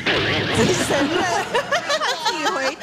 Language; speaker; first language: Chinese; native; Chinese